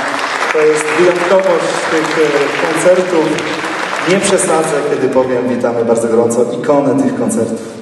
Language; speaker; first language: Polish; native; Polish